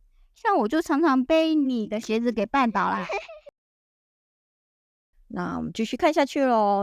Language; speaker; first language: Chinese; native; Chinese